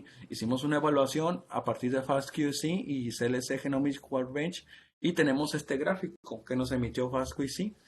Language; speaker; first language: Spanish; native; Spanish